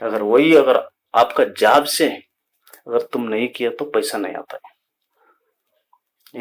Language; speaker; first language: Hindi; non-native, local second language; Kannada